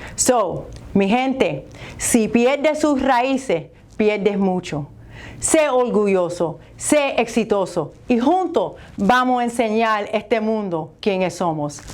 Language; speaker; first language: Spanish; early bilingual, other home language; English